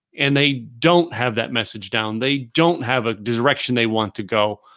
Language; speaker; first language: English; native; English